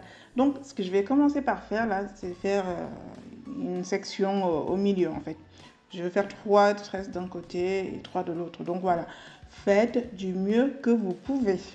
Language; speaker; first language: French; native; French